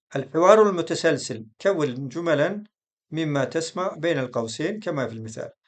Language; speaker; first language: Arabic; non-native, fluent; Turkish